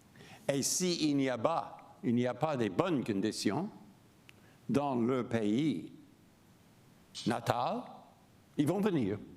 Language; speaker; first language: French; non-native, fluent; English